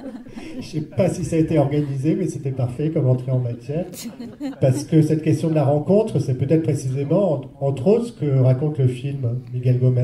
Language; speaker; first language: French; native; French